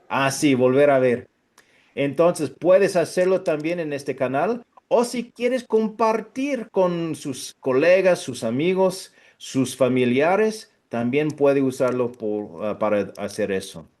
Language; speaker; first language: Spanish; non-native, fluent; English